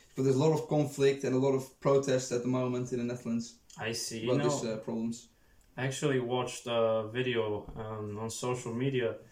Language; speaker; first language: English; non-native, fluent; Dutch